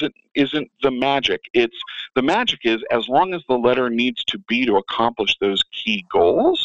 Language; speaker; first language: English; native; English